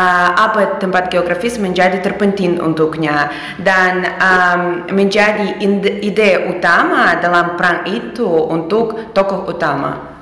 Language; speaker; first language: Indonesian; non-native, fluent; Russian